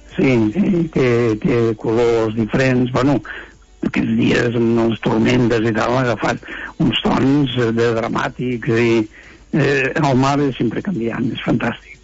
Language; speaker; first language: Catalan; native; Catalan